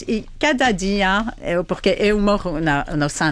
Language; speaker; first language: Portuguese; non-native, learner; Italian